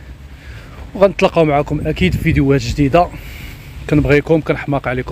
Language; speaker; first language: Arabic; native; Arabic